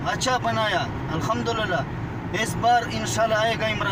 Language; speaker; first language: Hindi; non-native, local second language; Pashto